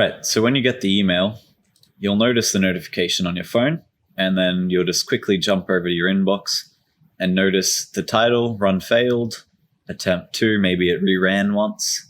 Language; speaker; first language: English; native; English